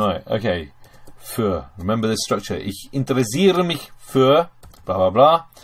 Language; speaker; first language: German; non-native, fluent; English